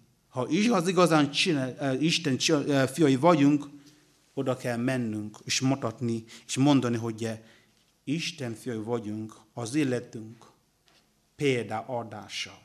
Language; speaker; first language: Hungarian; non-native, learner; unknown